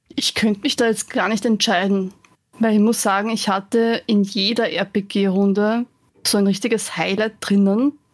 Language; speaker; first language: German; native; German